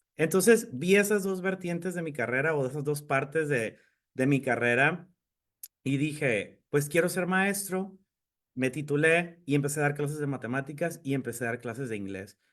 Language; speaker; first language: Spanish; native; Spanish